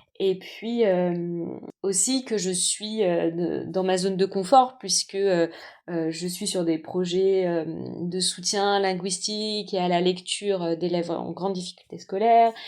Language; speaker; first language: French; native; French